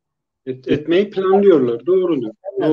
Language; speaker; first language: Turkish; non-native, local second language; Kurdish